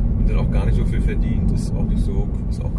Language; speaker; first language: German; native; German